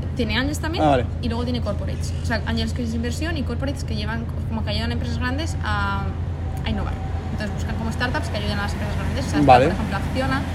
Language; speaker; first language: Spanish; native; Spanish